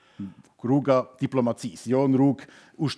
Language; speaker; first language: Albanian; non-native, learner; German